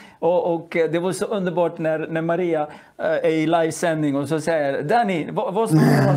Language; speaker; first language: Swedish; non-native, fluent; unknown